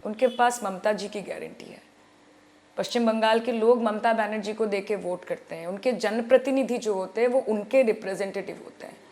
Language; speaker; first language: Hindi; non-native, local second language; Bangla